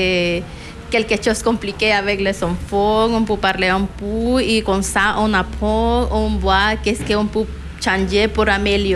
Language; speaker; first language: French; non-native, learner; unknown